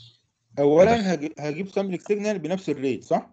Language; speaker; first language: Arabic; native; Arabic